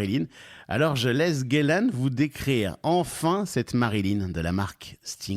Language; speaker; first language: French; native; French